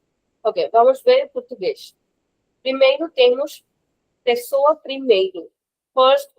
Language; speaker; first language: Portuguese; non-native, fluent; Hindi